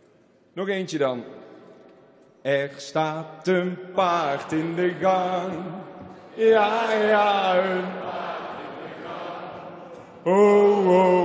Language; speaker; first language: Dutch; native; Dutch